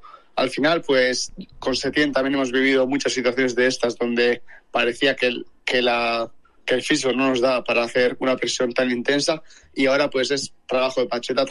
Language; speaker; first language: Spanish; native; Spanish